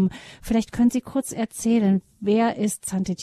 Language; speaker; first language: German; native; German